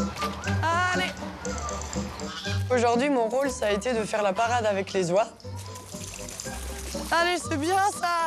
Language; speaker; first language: French; native; French